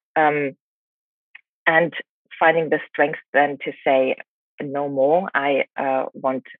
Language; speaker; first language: English; non-native, fluent; German